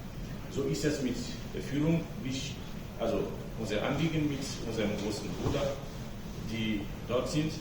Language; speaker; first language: German; non-native, fluent; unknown